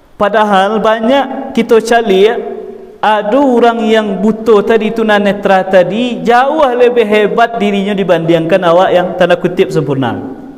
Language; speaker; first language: Malay; non-native, local second language; Minangkabau